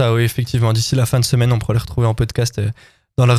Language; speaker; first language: French; native; French